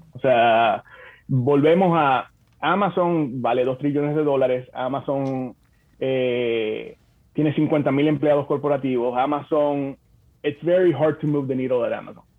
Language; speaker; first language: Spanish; native; Spanish